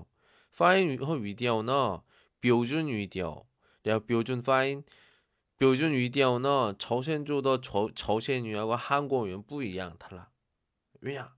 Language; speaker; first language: Chinese; non-native, learner; Korean